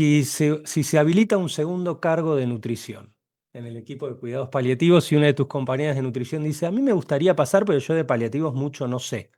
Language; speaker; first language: Spanish; native; Spanish